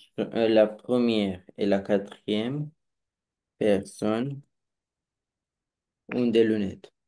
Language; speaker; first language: French; non-native, learner; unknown